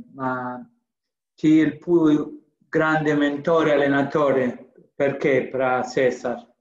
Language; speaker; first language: Italian; non-native, fluent; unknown